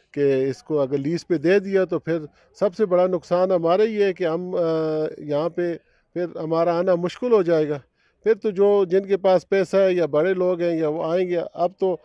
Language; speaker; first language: Urdu; non-native, local second language; Northern Hindko